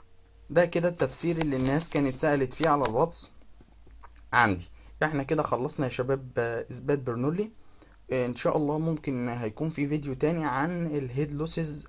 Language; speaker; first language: Arabic; native; Arabic